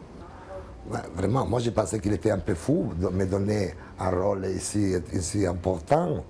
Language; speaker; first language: French; non-native, fluent; Italian